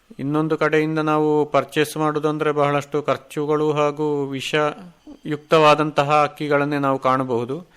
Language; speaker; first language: Kannada; native; Kannada